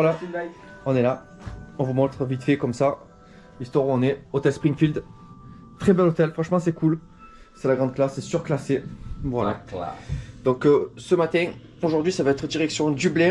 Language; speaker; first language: French; native; French